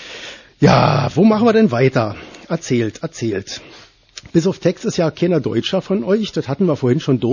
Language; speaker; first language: German; native; German